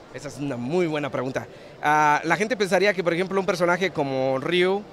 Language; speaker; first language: Spanish; early bilingual, heritage; Spanish